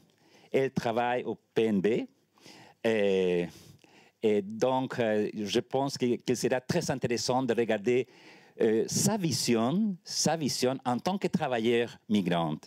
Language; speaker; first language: French; non-native, learner; Spanish